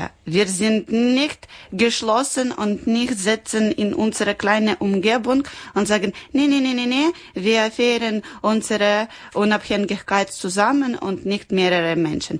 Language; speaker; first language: German; non-native, learner; Ukrainian